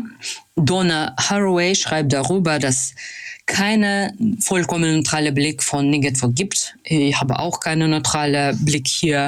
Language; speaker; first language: German; non-native, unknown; Russian